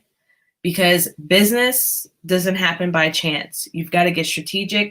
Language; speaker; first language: English; native; English